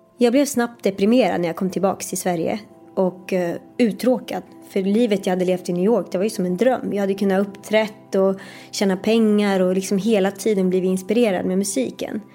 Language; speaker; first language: Swedish; early bilingual, other home language; Persian